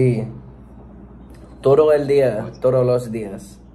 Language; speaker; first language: Spanish; non-native, learner; English